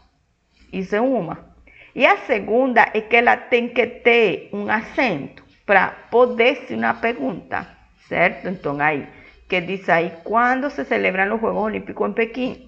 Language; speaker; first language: Portuguese; non-native, fluent; Spanish